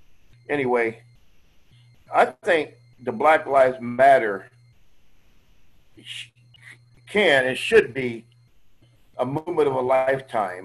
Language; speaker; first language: English; native; English